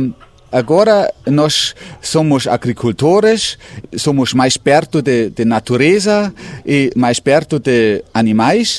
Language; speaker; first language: Portuguese; non-native, learner; German